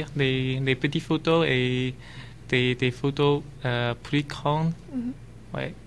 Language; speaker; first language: French; non-native, learner; Chinese